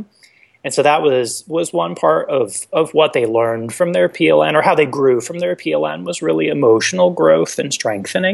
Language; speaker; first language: English; native; English